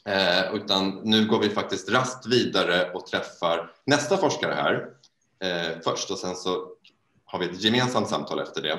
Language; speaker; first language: Swedish; native; Swedish